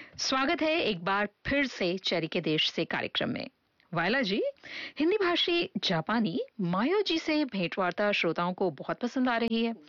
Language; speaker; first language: Hindi; native; Hindi